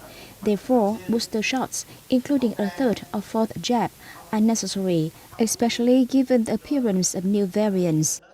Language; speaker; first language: English; non-native, fluent; Vietnamese